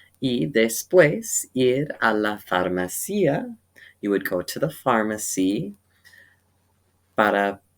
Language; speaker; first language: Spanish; non-native, learner; English